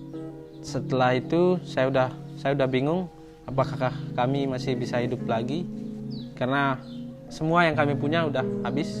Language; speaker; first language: Indonesian; non-native, local second language; Sasak